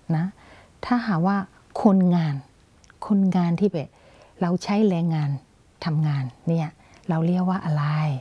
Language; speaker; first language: Thai; non-native, fluent; Burmese